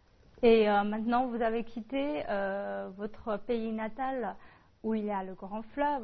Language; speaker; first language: French; non-native, fluent; Chinese